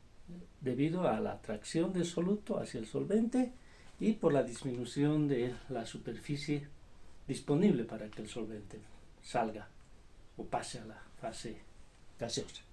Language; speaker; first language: Spanish; native; Spanish